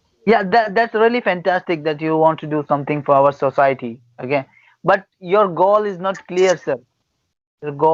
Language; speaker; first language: English; non-native, fluent; Gujarati